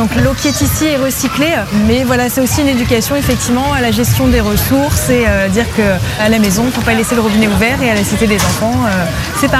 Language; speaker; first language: French; native; French